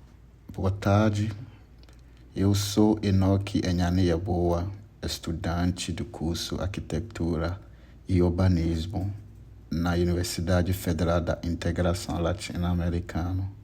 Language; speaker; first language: Portuguese; non-native, learner; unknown